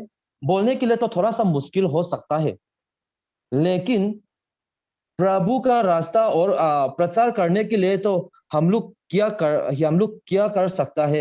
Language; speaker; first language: Hindi; non-native, local second language; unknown